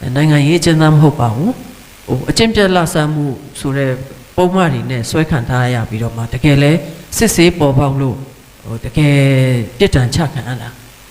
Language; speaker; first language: Burmese; native; Burmese